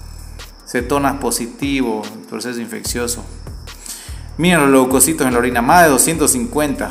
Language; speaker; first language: Spanish; native; Spanish